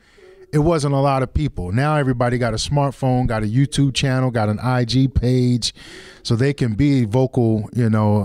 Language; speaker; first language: English; native; English